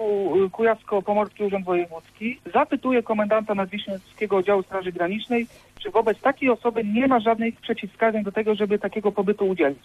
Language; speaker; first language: Polish; native; Polish